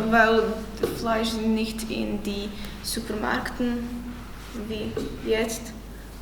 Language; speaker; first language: German; non-native, learner; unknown